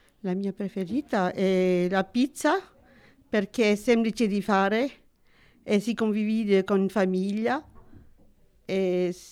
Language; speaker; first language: Italian; early bilingual, heritage; Italian